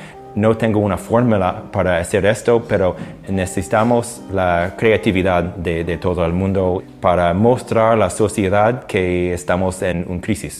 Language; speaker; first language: Spanish; non-native, fluent; English